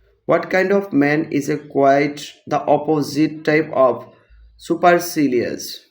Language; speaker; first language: English; non-native, local second language; Bangla